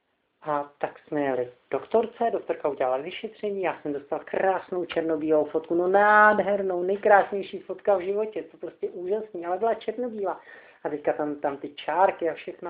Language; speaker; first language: Czech; native; Czech